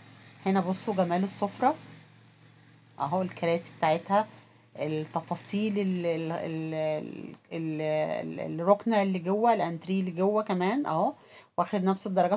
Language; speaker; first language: Arabic; native; Arabic